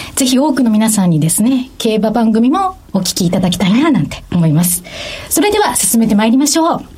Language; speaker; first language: Japanese; native; Japanese